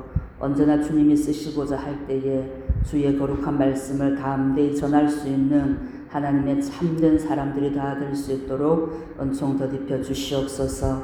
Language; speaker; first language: Korean; native; Korean